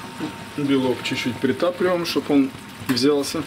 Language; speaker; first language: Russian; native; Russian